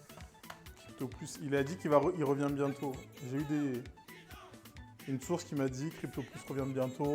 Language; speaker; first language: French; native; French